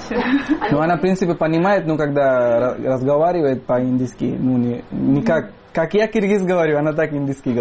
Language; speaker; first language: Russian; non-native, local second language; Kyrgyz